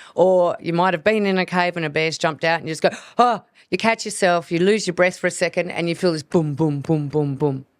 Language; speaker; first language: English; native; English